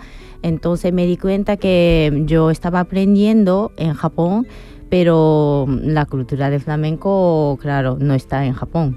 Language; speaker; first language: Spanish; non-native, fluent; Japanese